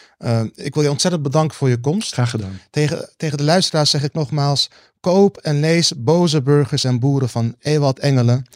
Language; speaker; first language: Dutch; native; Dutch